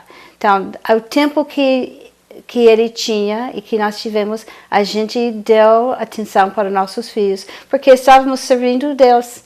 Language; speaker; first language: Portuguese; non-native, fluent; English